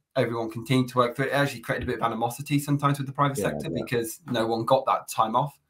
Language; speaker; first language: English; native; English